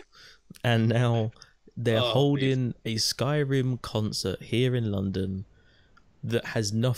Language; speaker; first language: English; native; English